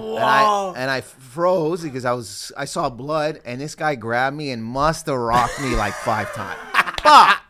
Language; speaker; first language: English; native; English